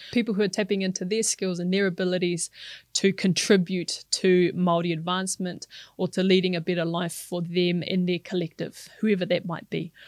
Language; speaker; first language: English; non-native, local second language; Māori